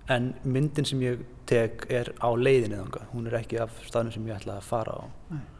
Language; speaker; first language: Icelandic; native; Icelandic